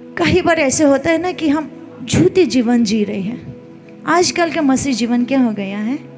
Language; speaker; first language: Hindi; non-native, local second language; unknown